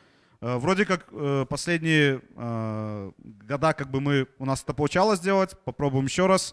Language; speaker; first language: Russian; native; Russian